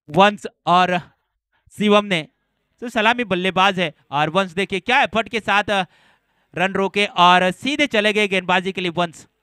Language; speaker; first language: Hindi; non-native, local second language; Gujarati